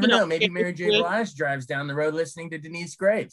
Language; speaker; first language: English; native; English